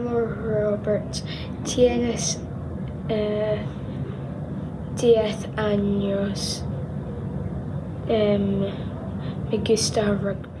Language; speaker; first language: Spanish; non-native, learner; English